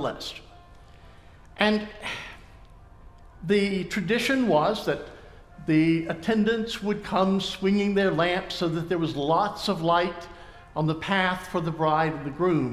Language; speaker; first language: English; native; English